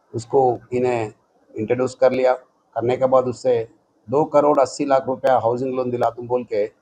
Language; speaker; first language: Hindi; non-native, local second language; Telugu